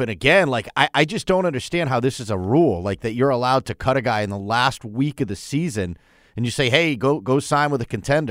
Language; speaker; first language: English; native; English